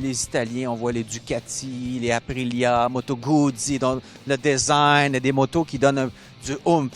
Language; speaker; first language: French; native; French